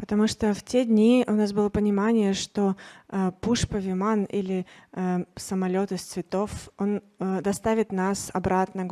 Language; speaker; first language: Russian; native; Russian